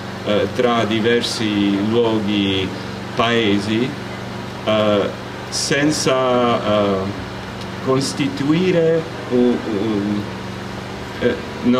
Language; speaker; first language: Italian; non-native, learner; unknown